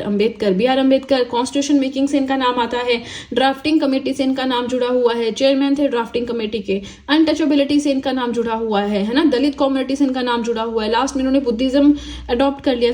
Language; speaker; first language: Hindi; native; Hindi